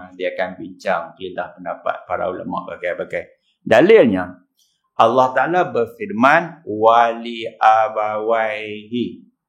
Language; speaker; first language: Malay; native; Malay